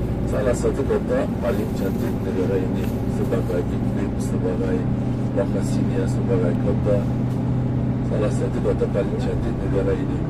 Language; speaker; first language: Indonesian; non-native, fluent; Turkish